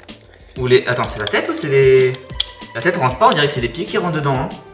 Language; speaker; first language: French; native; French